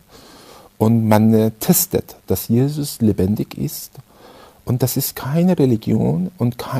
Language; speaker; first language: German; non-native, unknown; Persian